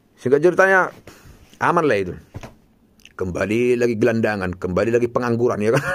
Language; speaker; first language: Indonesian; non-native, local second language; Batak Toba